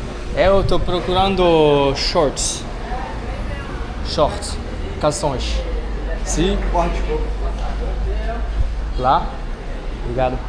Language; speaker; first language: Portuguese; non-native, learner; French